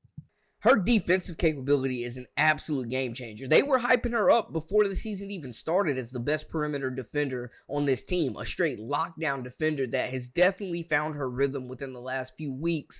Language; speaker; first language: English; native; English